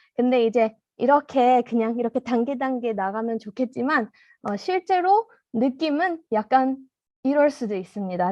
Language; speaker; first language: Korean; early bilingual, heritage; Korean